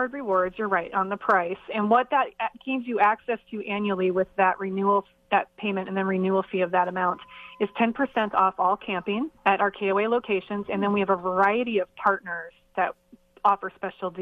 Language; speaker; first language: English; native; English